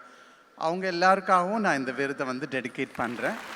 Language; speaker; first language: Tamil; native; Tamil